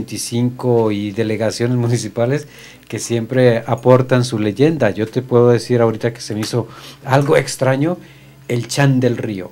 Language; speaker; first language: Spanish; native; Spanish